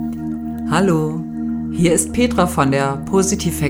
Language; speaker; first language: German; native; German